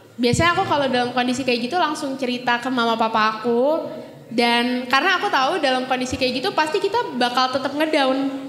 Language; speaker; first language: Indonesian; native; Indonesian